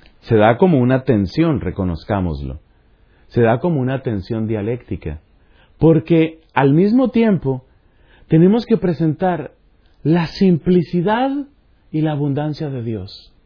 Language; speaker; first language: Spanish; native; Spanish